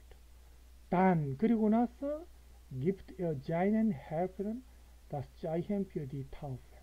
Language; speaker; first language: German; non-native, learner; Korean